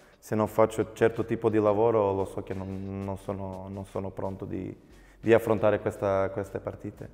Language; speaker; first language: Italian; non-native, fluent; Macedonian